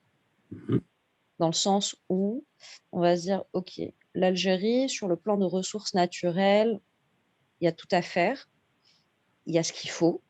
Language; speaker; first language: French; non-native, local second language; Arabic